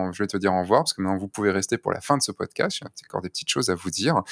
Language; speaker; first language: French; native; French